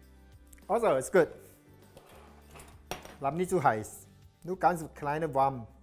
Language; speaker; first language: German; non-native, learner; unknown